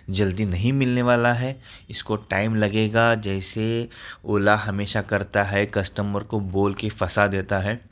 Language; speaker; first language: Hindi; native; Hindi